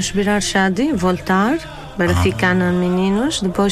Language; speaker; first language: Portuguese; non-native, learner; Arabic